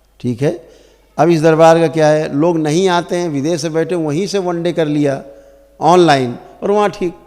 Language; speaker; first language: Hindi; native; Hindi